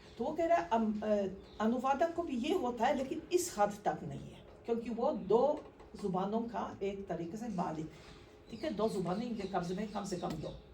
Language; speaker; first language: Hindi; non-native, fluent; Polish